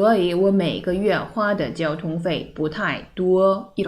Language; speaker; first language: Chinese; non-native, fluent; Korean